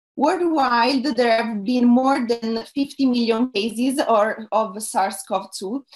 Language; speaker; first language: English; non-native, fluent; Italian